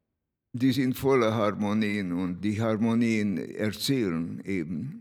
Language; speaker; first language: German; non-native, fluent; Hungarian